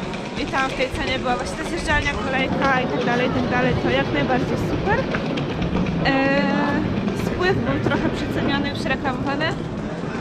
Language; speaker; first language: Polish; native; Polish